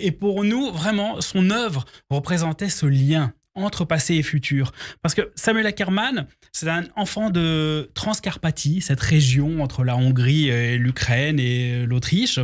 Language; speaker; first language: French; native; French